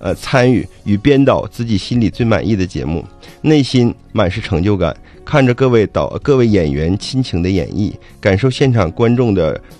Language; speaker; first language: Chinese; native; Chinese